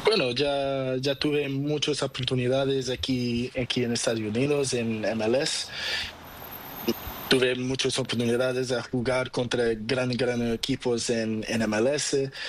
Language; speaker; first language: Spanish; non-native, learner; Portuguese